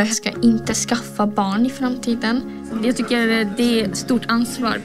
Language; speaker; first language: Swedish; early bilingual, other home language; Azerbaijani